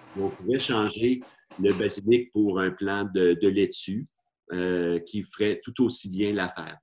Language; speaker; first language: French; native; French